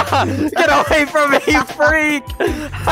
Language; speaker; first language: English; native; English